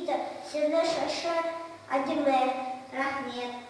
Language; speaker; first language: Kazakh; non-native, local second language; Russian